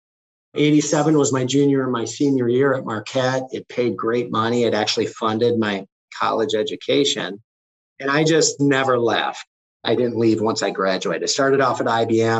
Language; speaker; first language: English; native; English